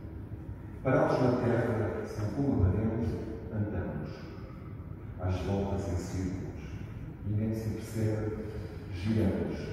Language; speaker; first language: Portuguese; native; Portuguese